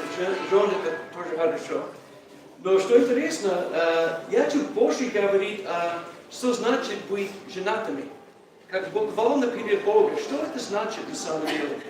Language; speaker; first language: Russian; non-native, learner; English